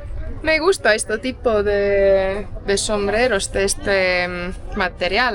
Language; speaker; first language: Spanish; non-native, fluent; Estonian